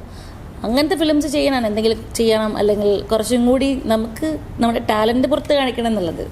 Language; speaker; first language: Malayalam; native; Malayalam